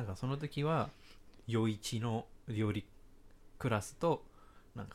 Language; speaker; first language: Japanese; non-native, fluent; Chinese